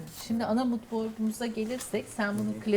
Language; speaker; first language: Turkish; native; Turkish